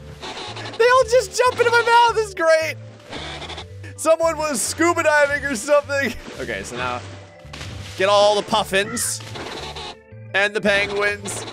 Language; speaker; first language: English; native; English